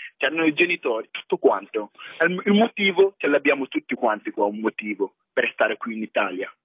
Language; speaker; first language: Italian; non-native, fluent; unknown